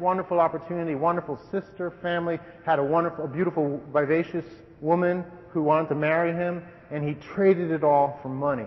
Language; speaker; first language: English; native; English